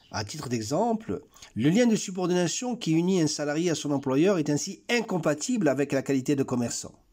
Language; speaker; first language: French; non-native, local second language; Arabic